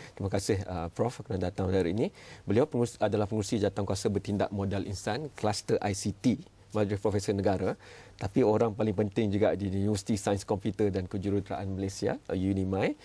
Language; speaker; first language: Malay; native; Malay